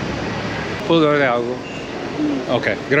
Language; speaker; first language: Spanish; non-native, learner; English